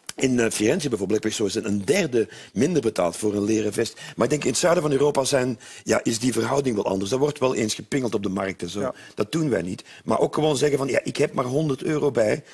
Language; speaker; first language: Dutch; native; Dutch